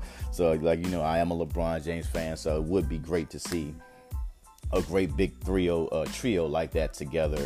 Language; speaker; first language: English; native; English